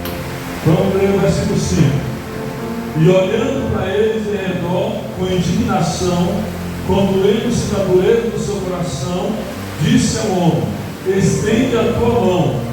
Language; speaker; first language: Portuguese; native; Portuguese